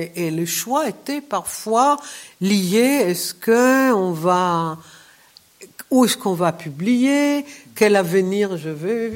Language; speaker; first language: French; non-native, fluent; Hebrew